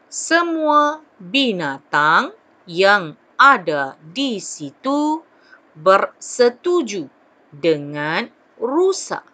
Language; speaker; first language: Malay; non-native, local second language; Chinese